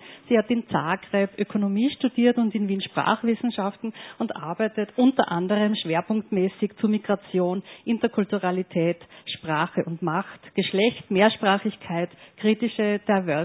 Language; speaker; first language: German; native; German